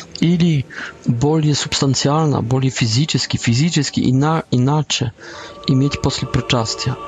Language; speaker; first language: Polish; non-native, learner; Russian